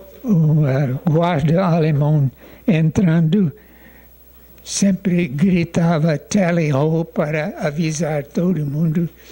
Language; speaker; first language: Portuguese; non-native, fluent; English